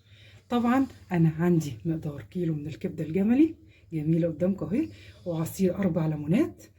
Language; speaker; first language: Arabic; native; Arabic